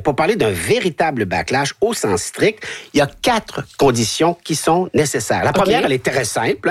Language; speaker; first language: French; native; French